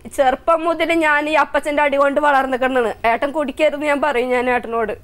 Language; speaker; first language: Malayalam; native; Malayalam